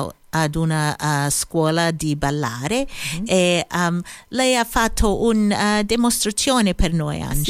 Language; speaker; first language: Italian; early bilingual, heritage; Italian